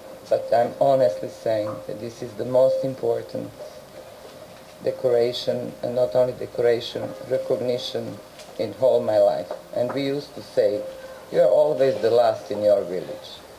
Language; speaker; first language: English; non-native, fluent; Serbian